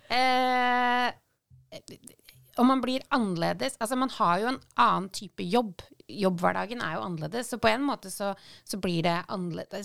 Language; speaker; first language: Norwegian; native; Norwegian